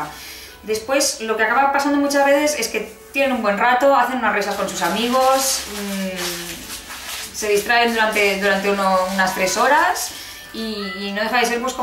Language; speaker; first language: Spanish; native; Spanish